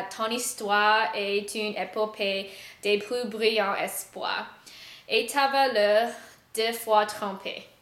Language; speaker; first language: French; non-native, learner; English